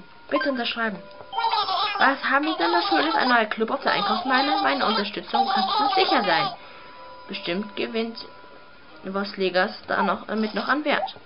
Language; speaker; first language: German; native; German